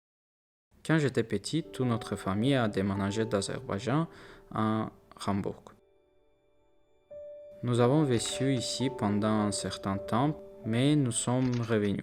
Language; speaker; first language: French; non-native, learner; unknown